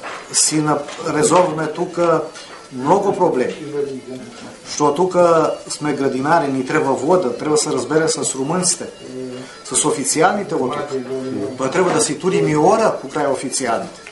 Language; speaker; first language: Bulgarian; early bilingual, heritage; Bulgarian